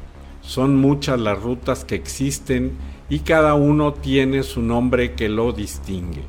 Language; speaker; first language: Spanish; native; Spanish